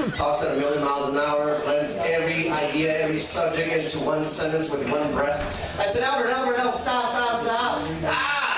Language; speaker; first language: English; native; English